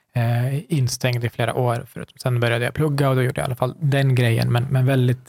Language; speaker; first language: Swedish; early bilingual, other home language; Kurdish